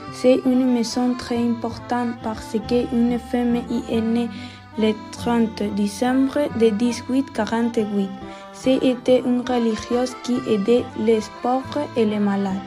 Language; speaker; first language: French; non-native, learner; Spanish